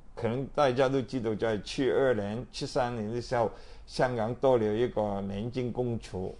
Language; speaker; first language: Chinese; non-native, local second language; Cantonese